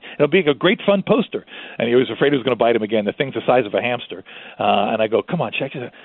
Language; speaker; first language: English; early bilingual, other home language; Spanish